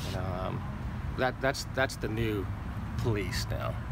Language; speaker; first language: English; native; English